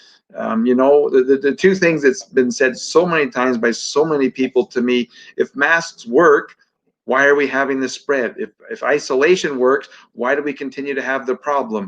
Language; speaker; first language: English; native; English